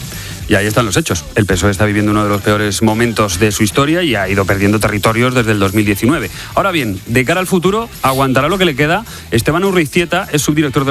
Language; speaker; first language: Spanish; native; Spanish